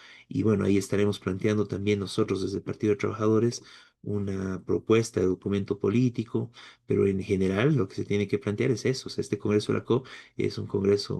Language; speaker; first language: Spanish; native; Spanish